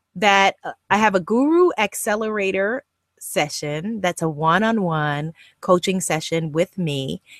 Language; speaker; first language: English; native; English